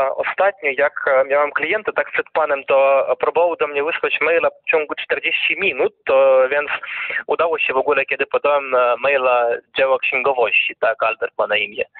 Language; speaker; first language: Polish; non-native, fluent; Russian